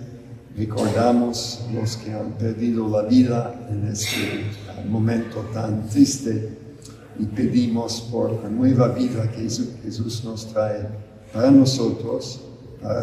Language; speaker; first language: Spanish; non-native, fluent; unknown